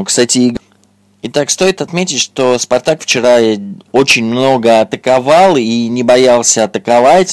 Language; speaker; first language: Russian; native; Russian